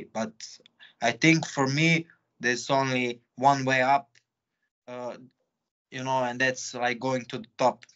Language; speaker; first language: English; non-native, fluent; Serbian